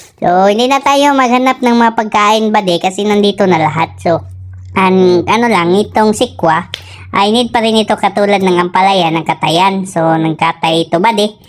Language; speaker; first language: Filipino; non-native, local second language; Cebuano